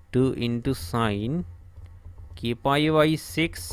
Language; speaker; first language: Hindi; non-native, local second language; Bangla